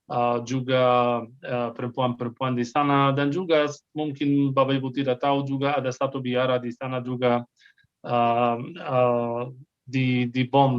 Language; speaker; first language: Indonesian; non-native, fluent; Arabic